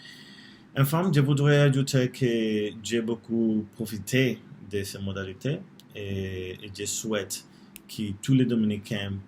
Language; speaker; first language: French; non-native, learner; Spanish